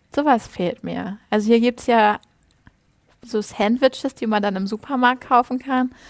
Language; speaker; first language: German; native; German